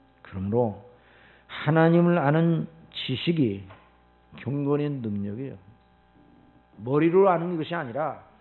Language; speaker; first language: Korean; native; Korean